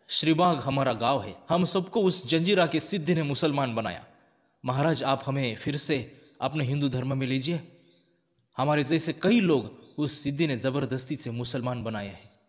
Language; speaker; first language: Hindi; non-native, local second language; Marathi